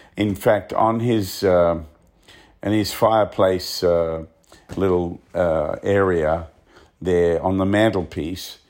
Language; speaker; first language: English; native; English